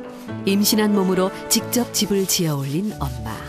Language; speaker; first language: Korean; native; Korean